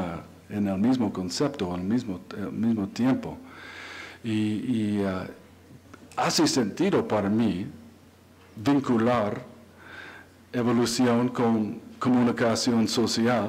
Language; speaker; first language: Spanish; non-native, learner; English